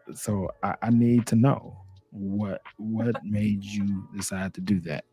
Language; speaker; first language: English; native; English